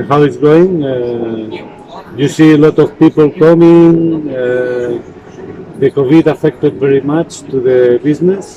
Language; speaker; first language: English; non-native, fluent; Spanish